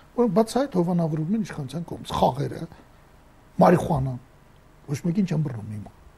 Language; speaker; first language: Armenian; native; Armenian